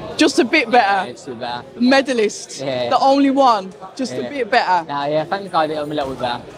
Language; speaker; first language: English; native; English